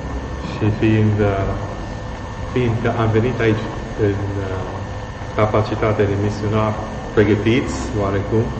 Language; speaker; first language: Romanian; non-native, fluent; English